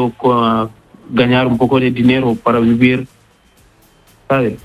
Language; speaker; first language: Spanish; non-native, learner; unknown